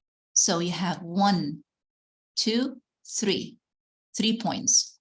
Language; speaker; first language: English; non-native, fluent; Arabic